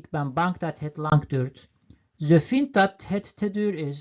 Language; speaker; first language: Dutch; non-native, learner; Turkish